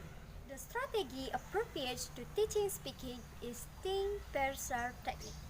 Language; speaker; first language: English; non-native, learner; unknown